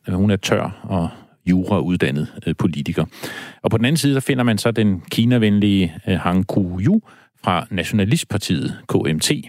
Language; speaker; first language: Danish; native; Danish